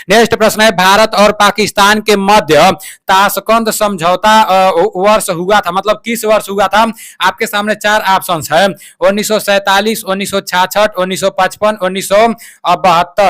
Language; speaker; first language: Hindi; native; Hindi